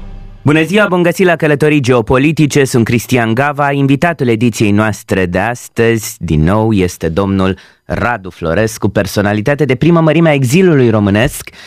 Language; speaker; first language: Romanian; native; Romanian